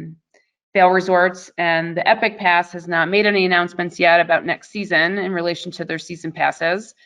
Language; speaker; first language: English; native; English